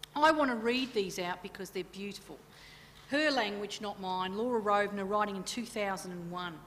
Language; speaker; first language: English; native; English